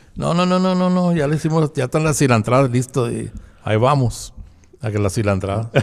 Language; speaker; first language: Spanish; early bilingual, heritage; Spanish